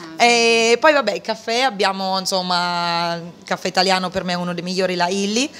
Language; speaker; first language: Italian; native; Italian